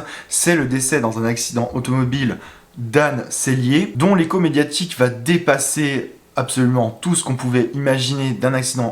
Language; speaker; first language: French; native; French